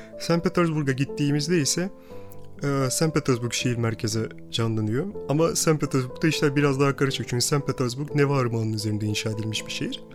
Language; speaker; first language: Turkish; early bilingual, other home language; Russian